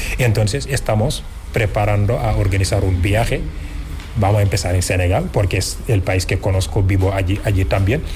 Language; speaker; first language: Spanish; non-native, fluent; Wolof